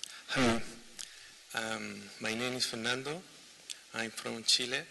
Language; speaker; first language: English; non-native, learner; Spanish